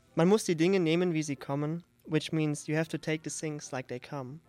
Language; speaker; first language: English; non-native, fluent; German